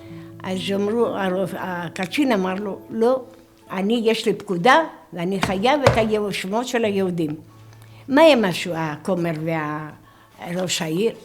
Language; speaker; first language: Hebrew; non-native, fluent; Greek